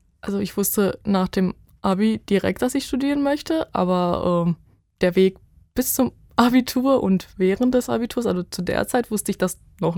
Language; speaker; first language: German; non-native, fluent; Bosnian